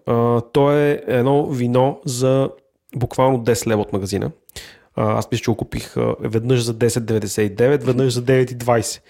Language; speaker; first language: Bulgarian; native; Bulgarian